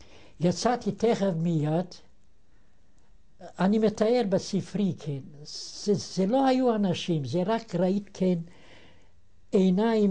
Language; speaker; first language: Hebrew; non-native, fluent; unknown